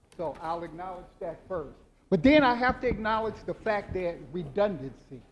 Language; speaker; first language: English; native; English